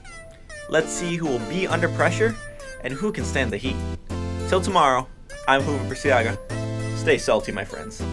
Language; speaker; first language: English; native; English